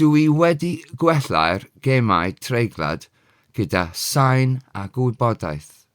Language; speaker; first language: Welsh; non-native, fluent; English